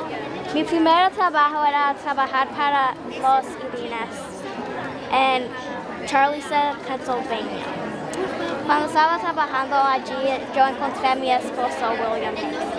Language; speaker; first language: Spanish; non-native, learner; English